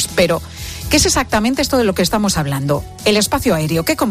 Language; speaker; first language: Spanish; native; Spanish